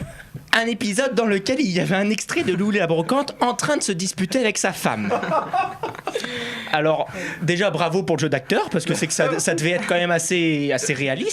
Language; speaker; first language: French; native; French